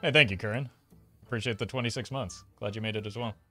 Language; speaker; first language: English; native; English